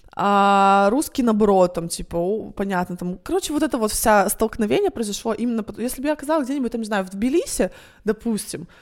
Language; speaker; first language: Russian; native; Russian